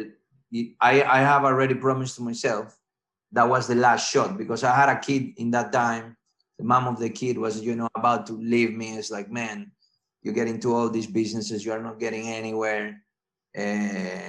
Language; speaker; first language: English; non-native, fluent; Spanish